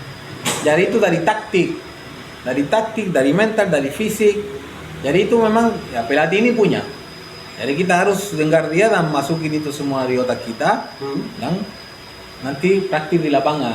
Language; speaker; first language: Indonesian; non-native, fluent; Spanish